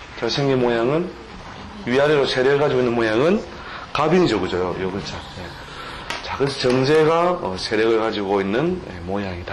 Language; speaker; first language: Korean; native; Korean